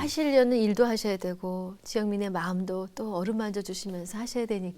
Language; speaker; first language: Korean; native; Korean